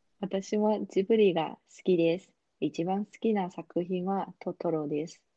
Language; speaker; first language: Japanese; non-native, fluent; Chinese